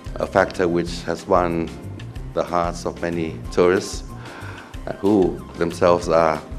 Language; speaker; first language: English; non-native, fluent; Thai